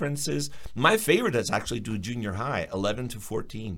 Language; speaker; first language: English; early bilingual, other home language; Ukrainian